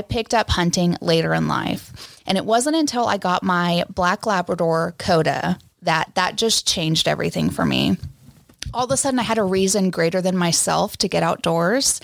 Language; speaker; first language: English; native; English